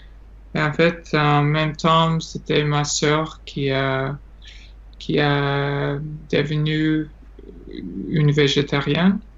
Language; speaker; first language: French; non-native, learner; Latvian